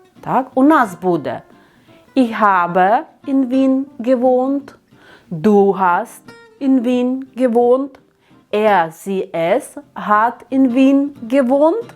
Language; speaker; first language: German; non-native, fluent; Ukrainian